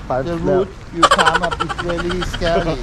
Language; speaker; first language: English; non-native, learner; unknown